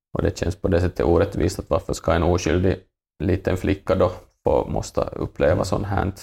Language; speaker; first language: Swedish; native; Swedish